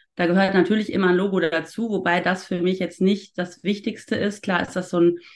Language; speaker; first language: German; native; German